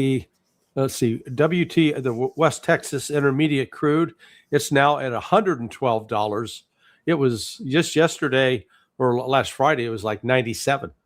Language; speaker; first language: English; native; English